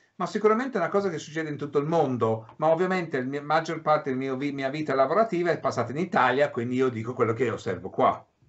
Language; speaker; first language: Italian; early bilingual, heritage; English